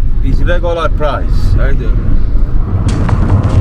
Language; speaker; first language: English; non-native, learner; Italian